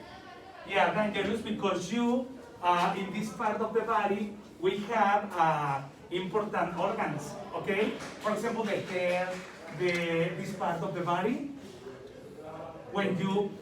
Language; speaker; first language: English; non-native, learner; Spanish